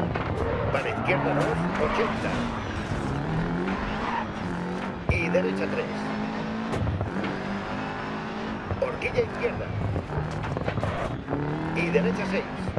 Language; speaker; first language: Spanish; native; Spanish